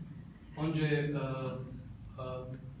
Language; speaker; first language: Turkish; non-native, learner; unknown